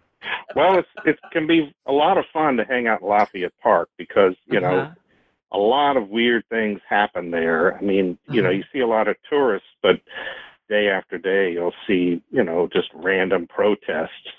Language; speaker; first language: English; native; English